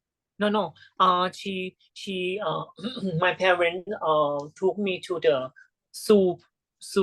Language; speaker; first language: English; non-native, learner; Thai